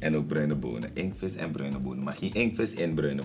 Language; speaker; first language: Dutch; native; Dutch